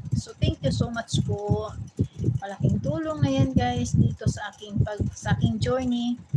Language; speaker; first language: Filipino; non-native, local second language; Cebuano